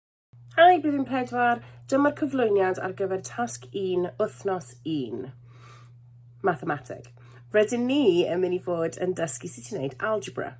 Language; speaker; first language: Welsh; non-native, local second language; English